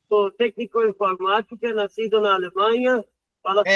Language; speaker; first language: Portuguese; non-native, learner; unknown